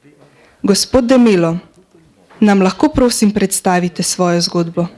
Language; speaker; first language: Slovenian; native; Slovenian